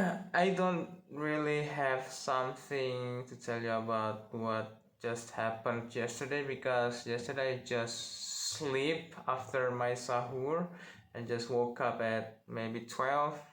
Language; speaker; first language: English; non-native, learner; Indonesian